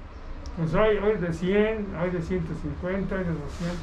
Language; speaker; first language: Spanish; native; Spanish